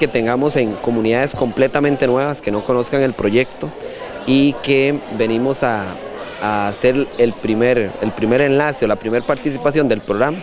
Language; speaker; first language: Spanish; native; Spanish